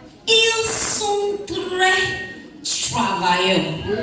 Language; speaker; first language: French; non-native, learner; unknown